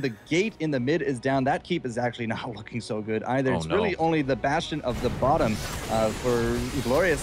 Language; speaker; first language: English; native; English